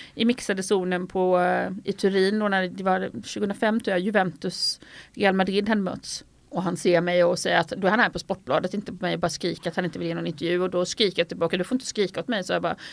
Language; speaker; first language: Swedish; native; Swedish